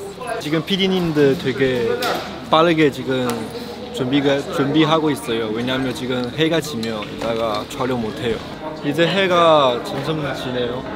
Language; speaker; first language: Korean; non-native, fluent; Chinese